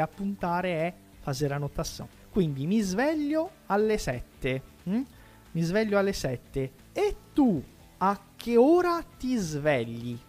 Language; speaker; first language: Italian; non-native, fluent; Portuguese